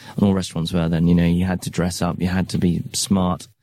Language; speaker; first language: English; native; English